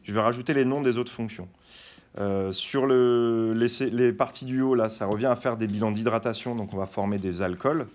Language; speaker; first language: French; native; French